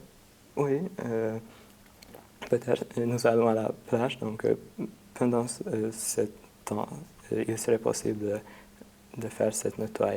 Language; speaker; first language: French; non-native, fluent; Hungarian